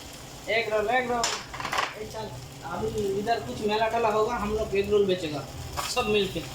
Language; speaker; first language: Hindi; non-native, local second language; Bangla